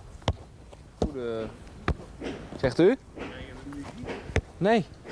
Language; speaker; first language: Dutch; native; Dutch